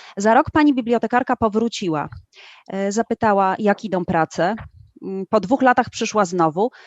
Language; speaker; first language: Polish; native; Polish